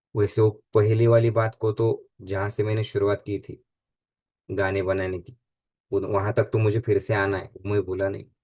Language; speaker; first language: Hindi; non-native, local second language; Marathi